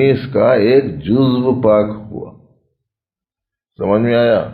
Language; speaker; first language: Urdu; native; Urdu